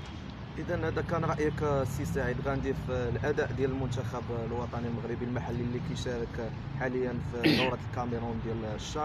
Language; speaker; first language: Arabic; native; Arabic